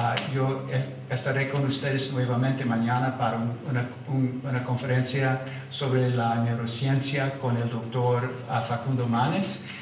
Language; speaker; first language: Spanish; non-native, fluent; English